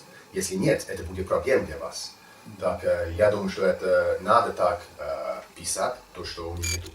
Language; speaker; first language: Russian; non-native, learner; English